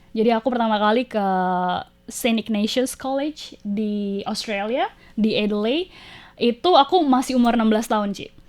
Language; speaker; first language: Indonesian; native; Indonesian